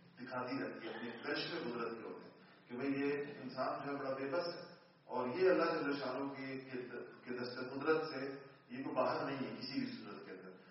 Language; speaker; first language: Urdu; non-native, local second language; Pashto